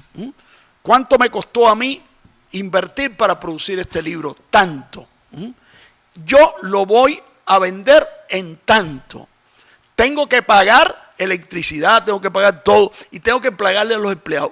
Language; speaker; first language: Spanish; native; Spanish